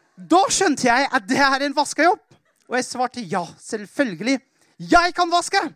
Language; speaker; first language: Norwegian; non-native, fluent; Persian